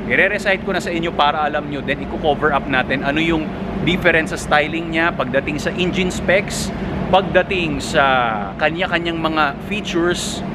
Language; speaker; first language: Filipino; native; Filipino